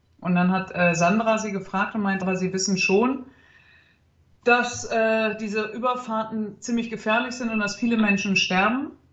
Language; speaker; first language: German; early bilingual, other home language; Arabic